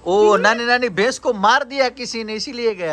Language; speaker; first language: Hindi; non-native, local second language; Gujarati